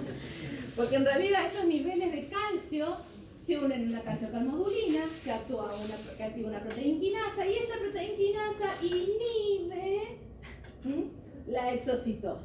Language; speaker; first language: Spanish; native; Spanish